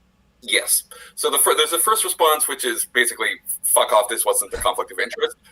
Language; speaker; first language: English; native; English